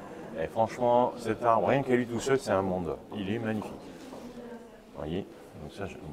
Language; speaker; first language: French; native; French